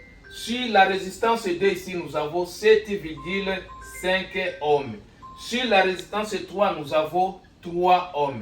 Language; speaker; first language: French; non-native, learner; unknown